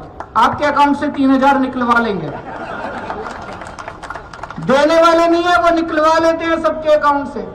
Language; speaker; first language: Hindi; native; Hindi